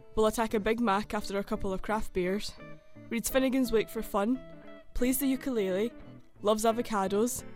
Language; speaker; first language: Norwegian; non-native, fluent; English